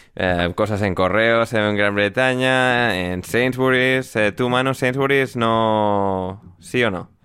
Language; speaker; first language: Spanish; native; Spanish